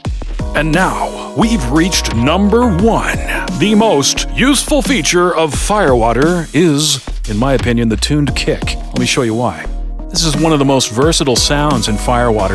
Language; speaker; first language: English; native; English